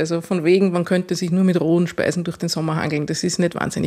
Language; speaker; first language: German; native; German